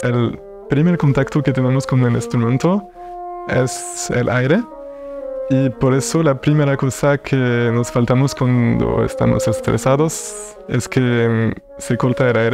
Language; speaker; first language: Spanish; non-native, fluent; French